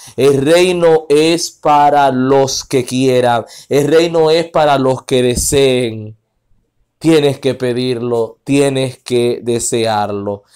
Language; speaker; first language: Spanish; non-native, fluent; Haitian Creole